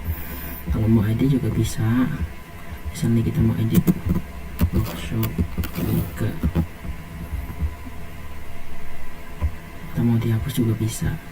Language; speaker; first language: Indonesian; native; Indonesian